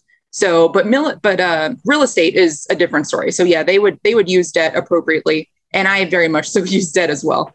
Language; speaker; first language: English; native; English